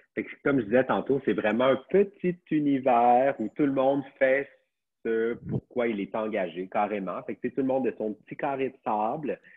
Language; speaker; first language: French; native; French